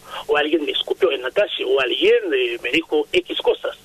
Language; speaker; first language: Spanish; non-native, fluent; Haitian Creole